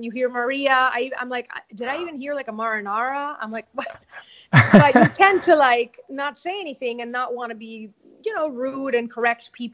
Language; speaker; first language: English; non-native, fluent; Spanish